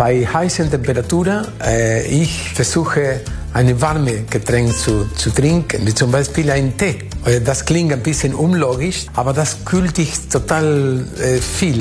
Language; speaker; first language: German; non-native, fluent; Spanish